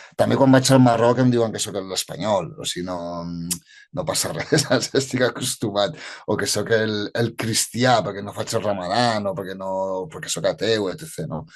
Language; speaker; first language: Catalan; early bilingual, other home language; Arabic